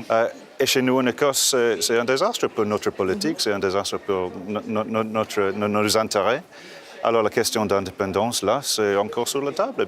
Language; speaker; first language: French; non-native, fluent; English